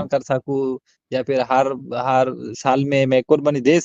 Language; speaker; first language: Hindi; non-native, learner; Bangla